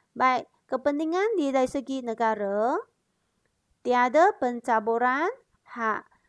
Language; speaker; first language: Malay; non-native, local second language; Chinese